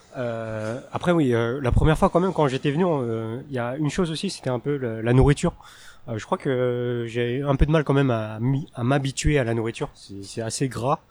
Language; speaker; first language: French; early bilingual, other home language; Min Nan Chinese